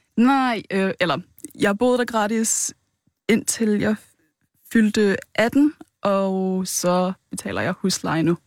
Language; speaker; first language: Danish; early bilingual, other home language; Vietnamese